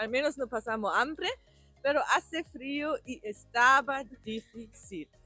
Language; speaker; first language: Spanish; non-native, learner; German